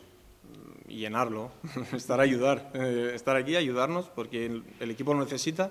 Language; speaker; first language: Spanish; non-native, fluent; Greek